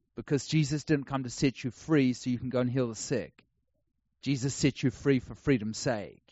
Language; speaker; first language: English; native; English